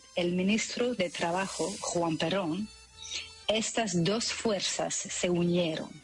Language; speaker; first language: Spanish; non-native, fluent; French